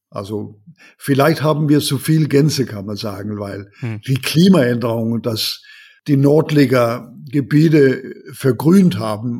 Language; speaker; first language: German; non-native, learner; Danish